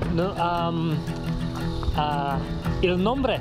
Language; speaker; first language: Spanish; non-native, learner; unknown